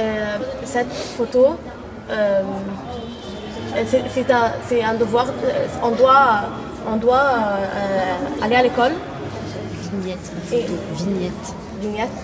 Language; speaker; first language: French; non-native, fluent; Arabic